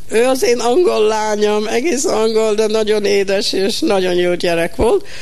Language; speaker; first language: Hungarian; early bilingual, heritage; Hungarian